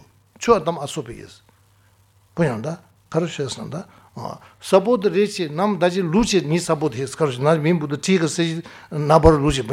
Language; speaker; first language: Russian; non-native, fluent; Tibetan